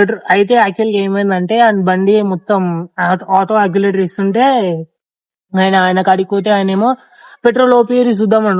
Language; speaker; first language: Telugu; native; Telugu